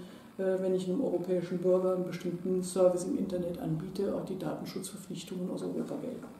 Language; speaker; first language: German; native; German